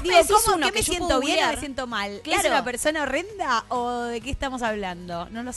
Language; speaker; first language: Spanish; native; Spanish